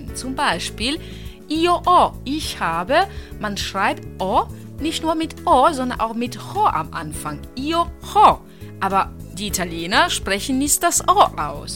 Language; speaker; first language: German; non-native, local second language; Italian